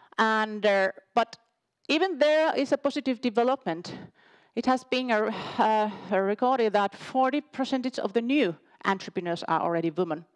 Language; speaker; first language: English; non-native, fluent; Finnish